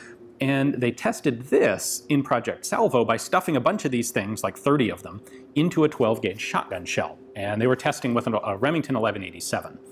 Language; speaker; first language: English; native; English